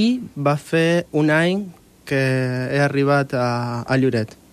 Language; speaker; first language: Catalan; non-native, learner; Spanish